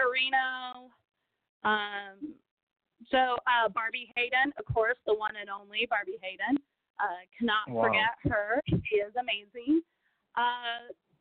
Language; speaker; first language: English; non-native, fluent; Portuguese